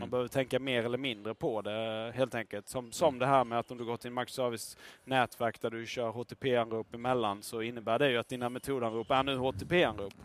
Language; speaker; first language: Swedish; native; Swedish